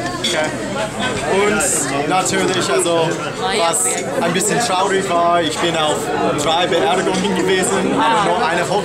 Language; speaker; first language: German; non-native, fluent; English